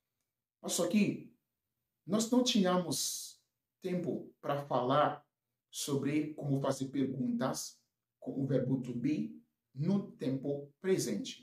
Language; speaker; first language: Portuguese; non-native, fluent; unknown